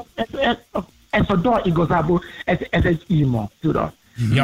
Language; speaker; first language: Hungarian; non-native, learner; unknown